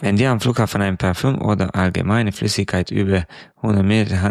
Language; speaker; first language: German; non-native, fluent; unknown